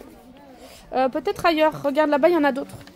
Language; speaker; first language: French; native; French